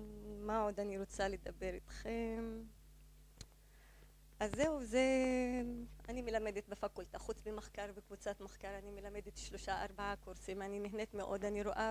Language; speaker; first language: Hebrew; non-native, local second language; Arabic